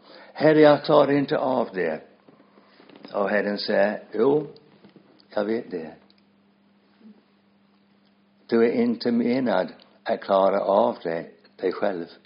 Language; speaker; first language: Swedish; non-native, fluent; English